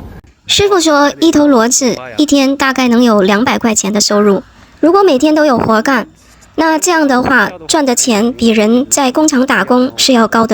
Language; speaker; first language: Chinese; native; Chinese